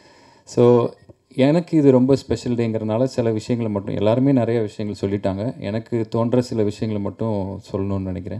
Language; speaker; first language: Tamil; native; Tamil